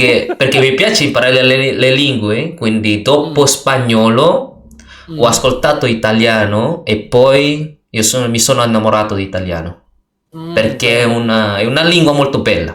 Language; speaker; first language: Italian; non-native, learner; Indonesian